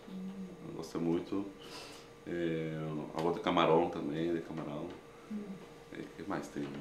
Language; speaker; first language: Portuguese; non-native, fluent; Spanish